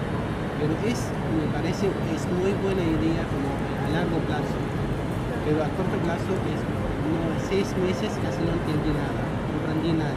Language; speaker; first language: Spanish; non-native, learner; Arabic